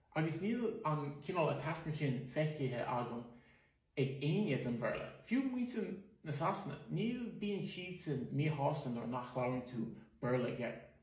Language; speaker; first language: Irish; native; Irish